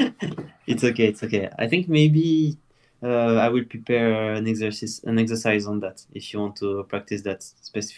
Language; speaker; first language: English; non-native, fluent; French